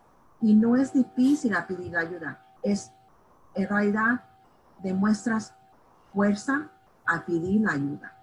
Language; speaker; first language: Spanish; early bilingual, heritage; Spanish